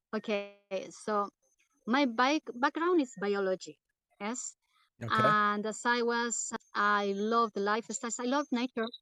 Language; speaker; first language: English; non-native, fluent; Portuguese